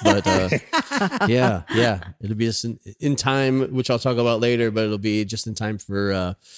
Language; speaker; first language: English; native; English